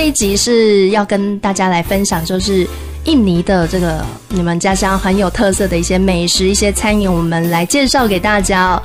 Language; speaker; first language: Chinese; native; Chinese